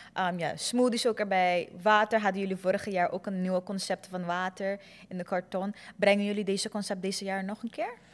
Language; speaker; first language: Dutch; non-native, local second language; Papiamento